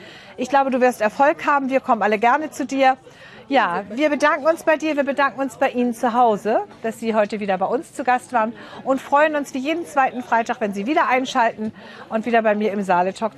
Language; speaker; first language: German; native; German